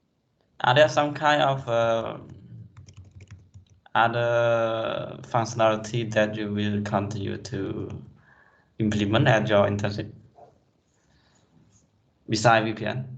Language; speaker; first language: English; non-native, fluent; Khmer